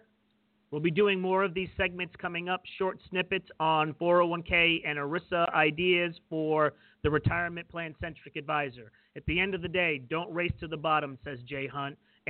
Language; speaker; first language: English; native; English